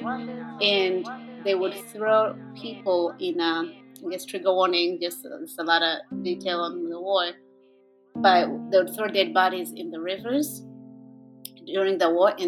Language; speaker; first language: English; non-native, local second language; Kinyarwanda